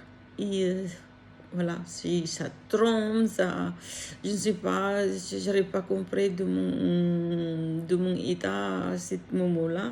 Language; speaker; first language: French; non-native, learner; Filipino